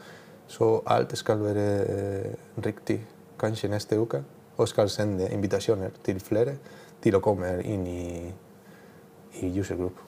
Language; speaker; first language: Norwegian; non-native, learner; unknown